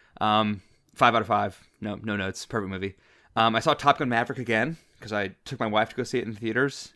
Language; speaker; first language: English; native; English